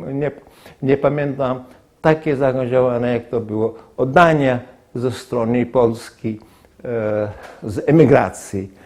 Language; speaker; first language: Polish; non-native, fluent; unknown